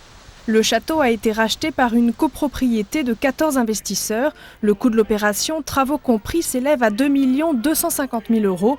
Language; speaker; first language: French; native; French